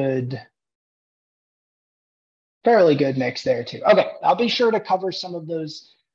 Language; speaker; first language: English; native; English